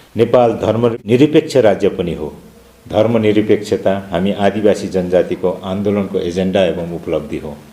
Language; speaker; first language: Nepali; non-native, local second language; Limburgish